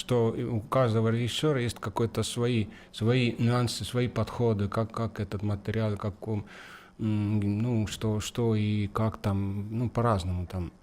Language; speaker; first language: Russian; non-native, fluent; Estonian